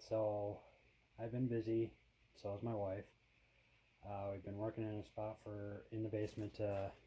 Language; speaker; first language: English; native; English